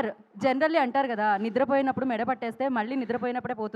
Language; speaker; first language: Telugu; native; Telugu